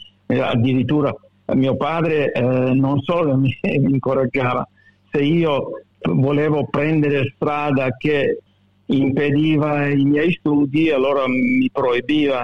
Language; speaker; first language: Italian; early bilingual, heritage; Italian